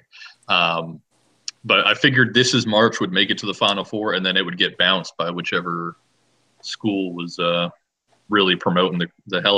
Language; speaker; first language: English; native; English